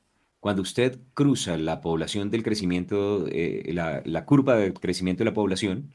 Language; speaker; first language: Spanish; native; Spanish